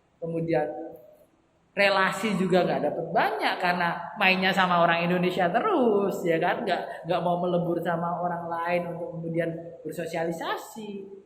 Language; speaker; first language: Indonesian; native; Indonesian